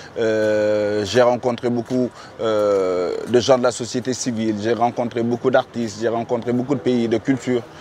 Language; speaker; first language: French; non-native, local second language; Wolof